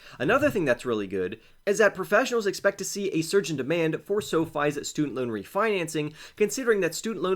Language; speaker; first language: English; native; English